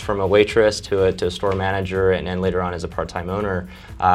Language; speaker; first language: English; early bilingual, other home language; Chinese